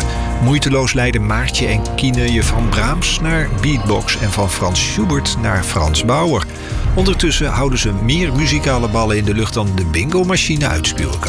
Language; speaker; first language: Dutch; native; Dutch